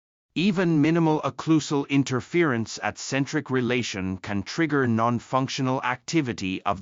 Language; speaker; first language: English; non-native, fluent; Japanese